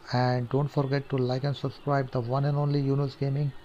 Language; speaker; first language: Hindi; non-native, local second language; Urdu